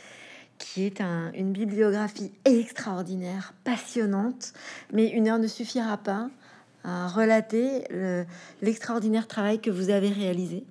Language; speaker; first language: French; native; French